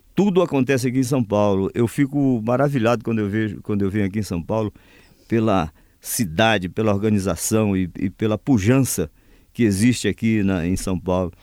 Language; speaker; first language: Portuguese; native; Portuguese